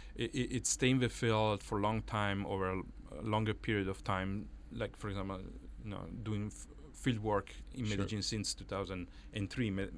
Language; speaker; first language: English; non-native, fluent; Italian